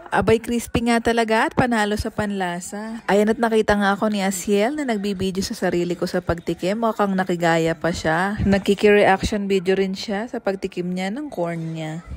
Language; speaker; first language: Filipino; native; Filipino